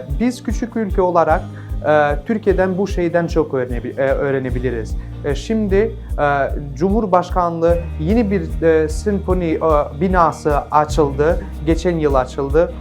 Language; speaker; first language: Turkish; non-native, learner; Albanian